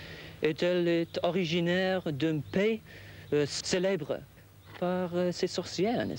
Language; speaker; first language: French; non-native, fluent; English